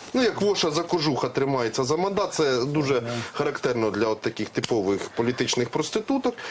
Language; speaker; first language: Ukrainian; native; Ukrainian